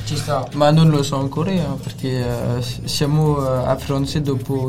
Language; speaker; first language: Italian; non-native, learner; French